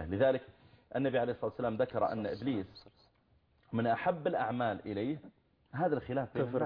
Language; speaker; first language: Arabic; native; Arabic